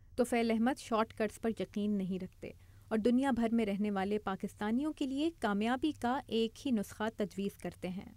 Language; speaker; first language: Urdu; native; Urdu